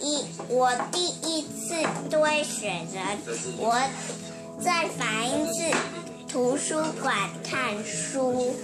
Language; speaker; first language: Chinese; early bilingual, heritage; Chinese